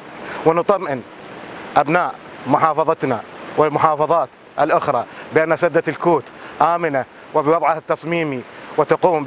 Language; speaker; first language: Arabic; native; Arabic